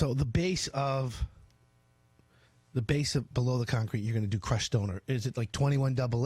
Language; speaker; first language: English; native; English